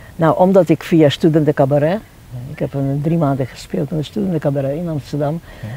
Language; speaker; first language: Dutch; non-native, fluent; Czech